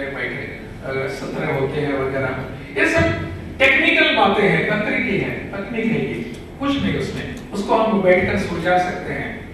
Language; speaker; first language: Hindi; non-native, local second language; Konkani